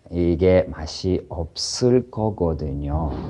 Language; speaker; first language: Korean; non-native, fluent; Ukrainian